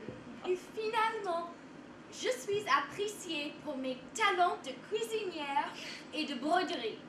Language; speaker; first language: French; non-native, fluent; English